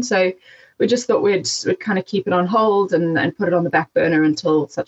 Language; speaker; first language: English; native; English